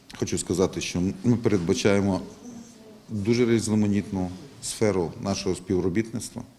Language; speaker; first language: Ukrainian; native; Ukrainian